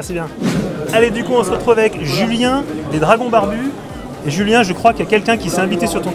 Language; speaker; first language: French; native; French